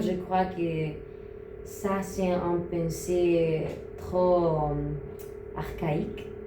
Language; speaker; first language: French; non-native, learner; Spanish